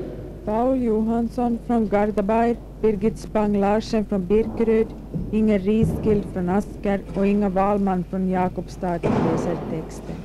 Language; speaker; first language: Swedish; native; Swedish